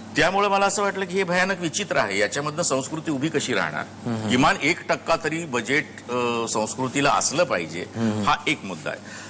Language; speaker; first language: Marathi; native; Marathi